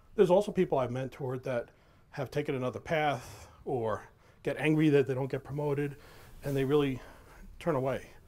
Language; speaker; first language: English; native; English